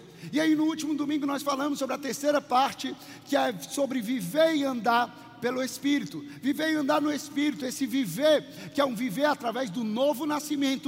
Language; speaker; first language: Portuguese; native; Portuguese